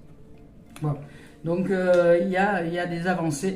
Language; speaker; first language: French; native; French